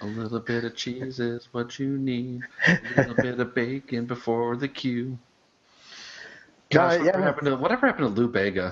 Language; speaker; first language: English; native; English